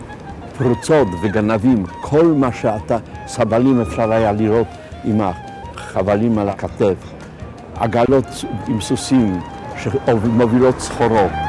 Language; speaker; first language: Hebrew; non-native, fluent; Polish